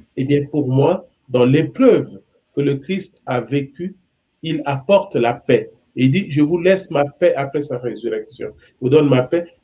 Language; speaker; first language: French; non-native, local second language; Sango